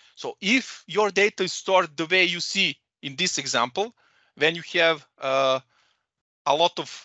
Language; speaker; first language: English; non-native, fluent; Serbian